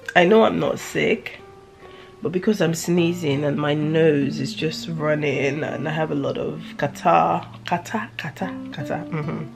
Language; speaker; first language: English; non-native, local second language; Yoruba